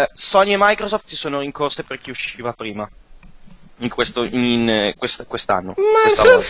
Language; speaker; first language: Italian; native; Italian